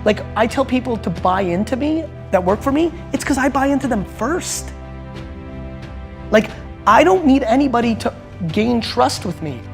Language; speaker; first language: English; early bilingual, other home language; Russian